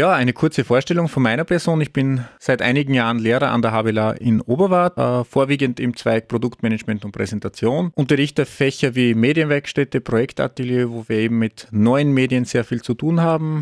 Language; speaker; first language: German; native; German